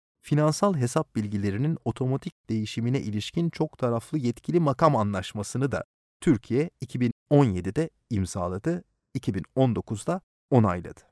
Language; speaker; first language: Turkish; native; Turkish